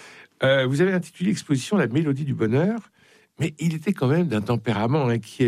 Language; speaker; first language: French; native; French